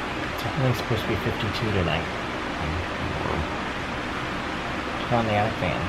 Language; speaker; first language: English; native; English